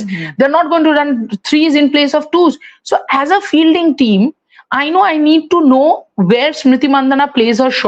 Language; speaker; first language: English; non-native, local second language; Hindi